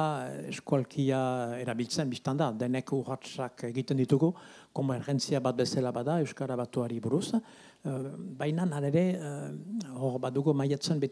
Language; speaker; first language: Basque; native; Basque